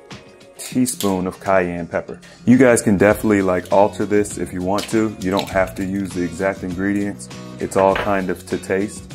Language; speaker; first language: English; native; English